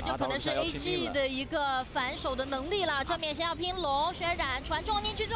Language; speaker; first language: Chinese; native; Chinese